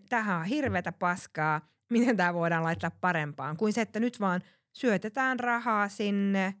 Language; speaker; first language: Finnish; early bilingual, heritage; Finnish